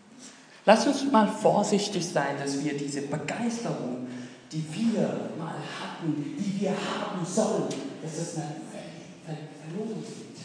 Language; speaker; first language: German; non-native, fluent; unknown